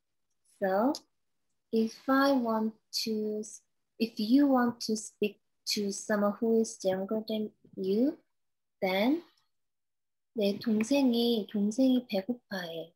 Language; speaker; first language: English; non-native, learner; Korean